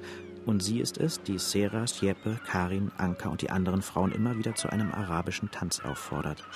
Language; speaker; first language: German; native; German